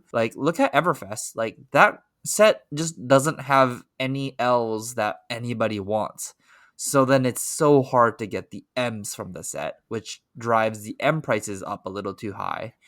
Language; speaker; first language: English; native; English